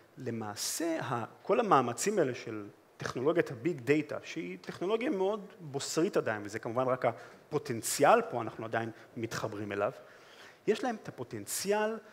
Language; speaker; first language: Hebrew; native; Hebrew